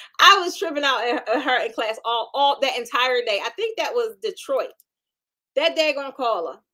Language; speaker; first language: English; native; English